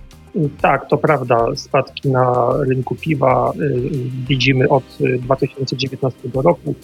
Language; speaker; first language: Polish; native; Polish